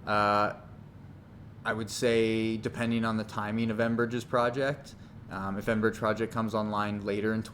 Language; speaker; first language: English; native; English